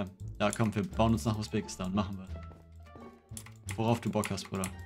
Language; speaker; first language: German; native; German